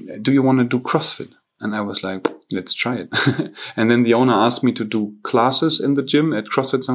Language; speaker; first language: English; non-native, fluent; German